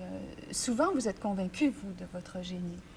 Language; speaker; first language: French; native; French